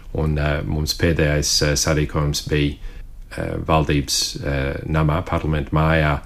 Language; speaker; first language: Latvian; early bilingual, heritage; Latvian